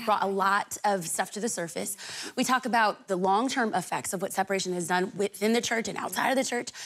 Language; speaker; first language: English; native; English